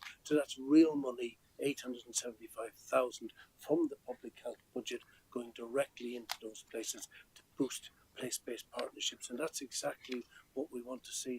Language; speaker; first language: English; native; English